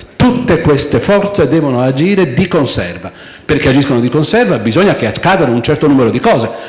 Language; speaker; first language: Italian; native; Italian